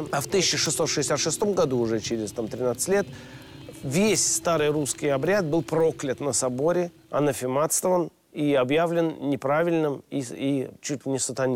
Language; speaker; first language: Russian; native; Russian